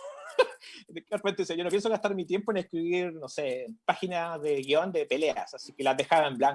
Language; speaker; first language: Spanish; native; Spanish